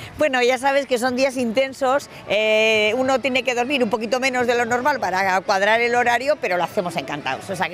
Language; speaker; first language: Spanish; native; Spanish